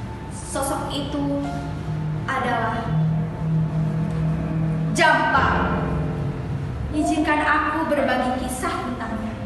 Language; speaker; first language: Indonesian; native; Indonesian